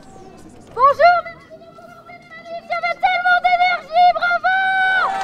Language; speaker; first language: French; native; French